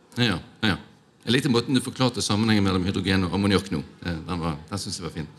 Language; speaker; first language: Norwegian; native; Norwegian